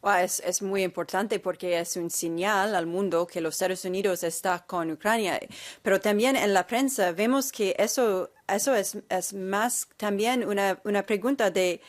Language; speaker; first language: Spanish; non-native, fluent; English